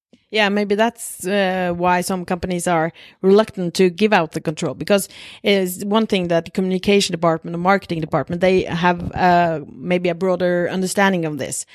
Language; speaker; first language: English; non-native, fluent; Norwegian